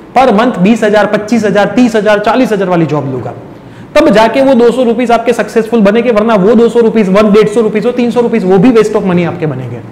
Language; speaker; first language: Hindi; non-native, local second language; Gujarati